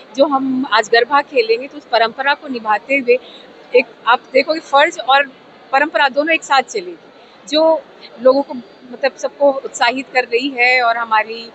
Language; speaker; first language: Hindi; native; Hindi